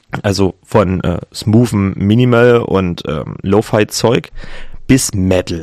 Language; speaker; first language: German; native; German